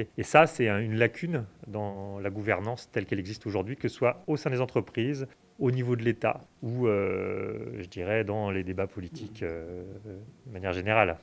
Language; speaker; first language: French; native; French